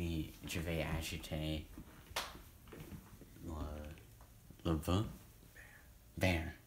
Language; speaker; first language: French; non-native, learner; English